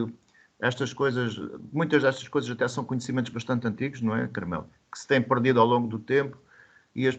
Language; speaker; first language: Portuguese; native; Portuguese